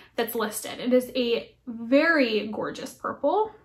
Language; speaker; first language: English; native; English